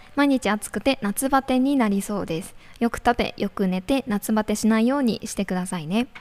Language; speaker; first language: Japanese; native; Japanese